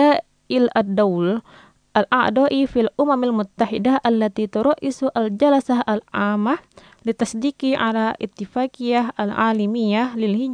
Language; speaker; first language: Arabic; non-native, fluent; Indonesian